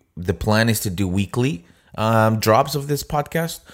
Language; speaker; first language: English; non-native, fluent; Spanish